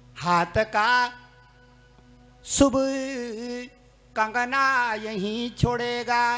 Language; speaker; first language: Hindi; native; Hindi